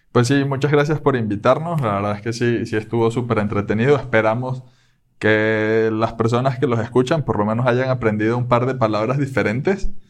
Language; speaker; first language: Spanish; native; Spanish